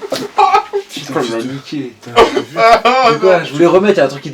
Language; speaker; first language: French; native; French